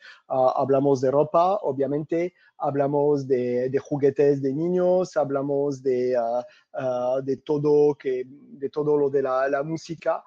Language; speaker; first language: Spanish; non-native, fluent; French